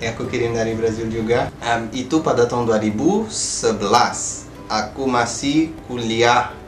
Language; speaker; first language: Indonesian; non-native, fluent; Portuguese